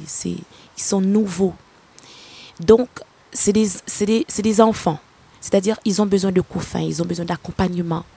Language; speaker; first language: French; non-native, local second language; Haitian Creole